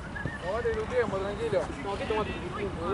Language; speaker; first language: Spanish; native; Spanish